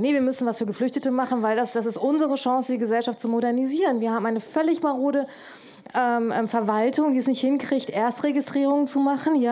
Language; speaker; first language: German; native; German